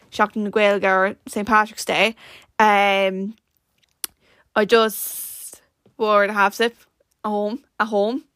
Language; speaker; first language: English; native; English